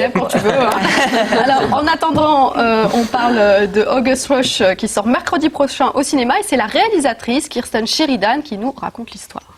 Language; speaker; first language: French; native; French